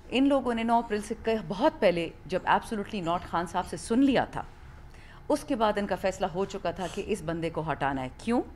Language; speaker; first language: Urdu; non-native, local second language; Pashto